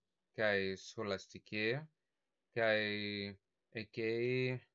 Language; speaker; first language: Greek; non-native, learner; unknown